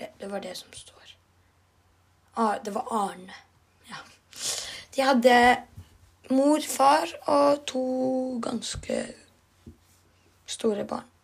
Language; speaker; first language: Norwegian; non-native, learner; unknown